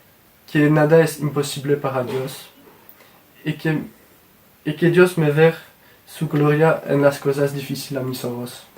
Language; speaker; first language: Spanish; non-native, learner; French